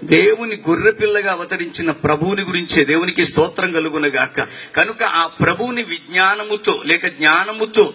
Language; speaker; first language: Telugu; non-native, local second language; Tamil